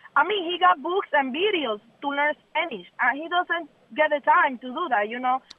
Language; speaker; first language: English; non-native, learner; Spanish